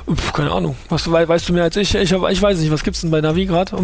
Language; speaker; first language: German; native; German